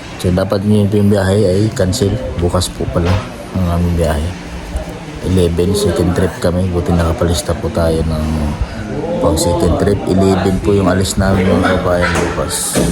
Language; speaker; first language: Filipino; non-native, local second language; Cebuano